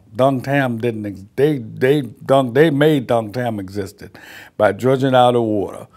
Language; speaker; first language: English; native; English